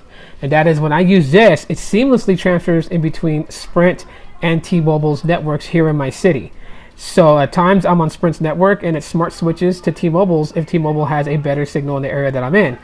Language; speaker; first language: English; native; English